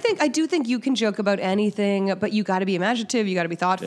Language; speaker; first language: English; native; English